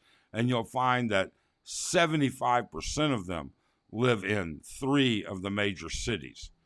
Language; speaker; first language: English; native; English